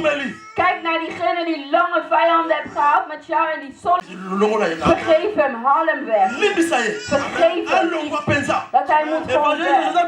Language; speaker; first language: Dutch; non-native, fluent; Lingala